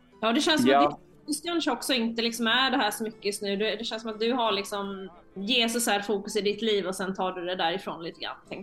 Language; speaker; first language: Swedish; native; Swedish